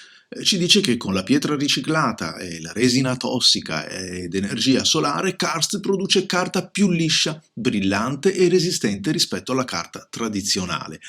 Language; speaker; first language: Italian; native; Italian